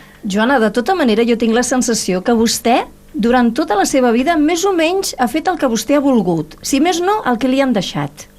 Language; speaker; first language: Catalan; native; Catalan